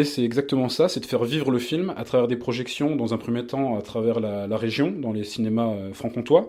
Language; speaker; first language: French; native; French